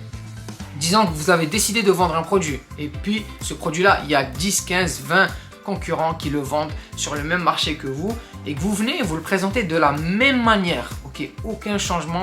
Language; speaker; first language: French; native; French